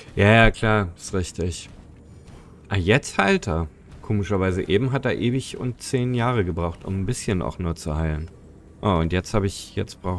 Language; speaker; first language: German; native; German